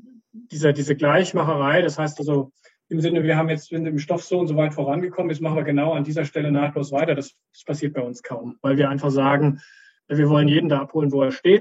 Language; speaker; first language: German; native; German